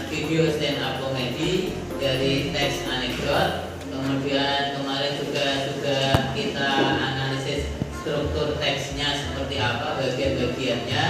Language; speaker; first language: Indonesian; native; Indonesian